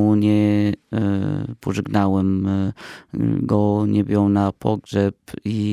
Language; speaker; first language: Polish; non-native, fluent; Arabic